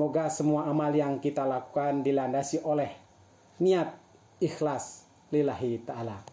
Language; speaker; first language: Indonesian; native; Indonesian